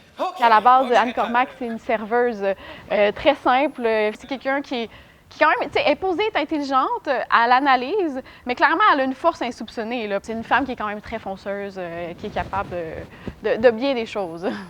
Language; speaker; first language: French; native; French